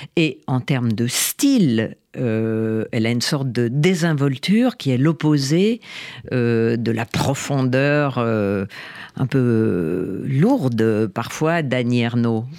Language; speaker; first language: French; native; French